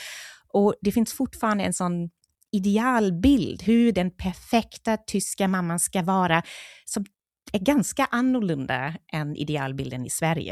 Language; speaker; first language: Swedish; non-native, fluent; German